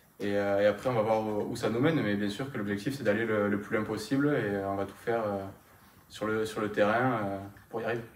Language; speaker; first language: French; native; French